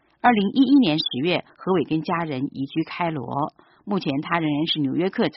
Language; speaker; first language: Chinese; native; Chinese